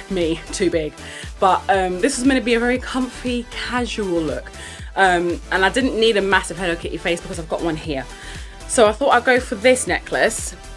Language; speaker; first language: English; native; English